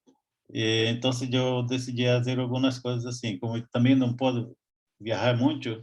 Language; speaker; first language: Spanish; non-native, fluent; Portuguese